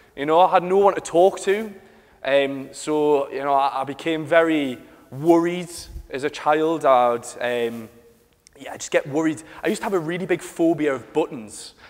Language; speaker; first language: English; native; English